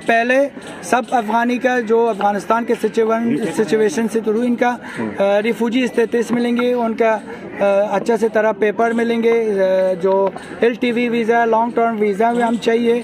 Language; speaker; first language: Hindi; non-native, fluent; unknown